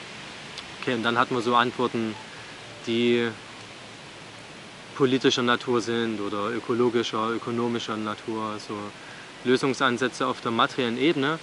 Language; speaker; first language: German; native; German